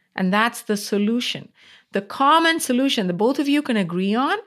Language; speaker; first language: English; non-native, local second language; Tamil